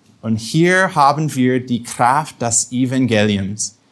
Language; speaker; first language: German; non-native, fluent; English